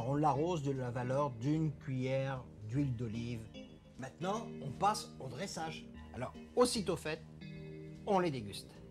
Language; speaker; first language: French; native; French